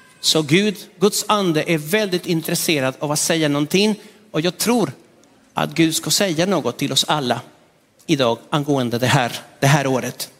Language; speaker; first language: Swedish; non-native, fluent; Spanish